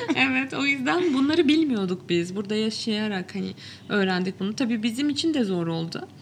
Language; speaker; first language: Turkish; early bilingual, other home language; Arabic